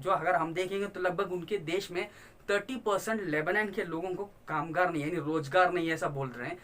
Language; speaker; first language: Hindi; non-native, local second language; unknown